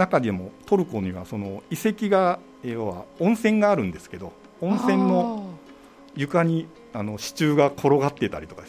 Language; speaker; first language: Japanese; native; Japanese